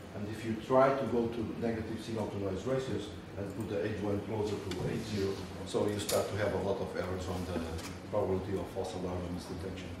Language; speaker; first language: English; non-native, fluent; Portuguese